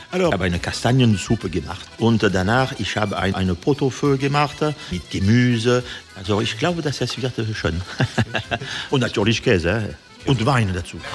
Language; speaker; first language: German; non-native, fluent; French